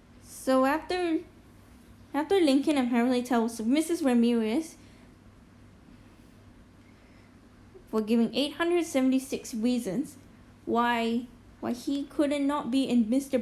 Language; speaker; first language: English; native; English